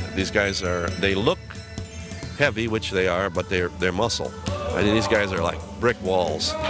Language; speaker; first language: English; non-native, fluent; Czech